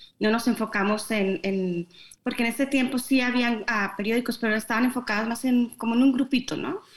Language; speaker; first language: Spanish; native; Spanish